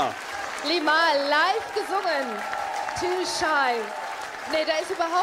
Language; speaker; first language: German; native; German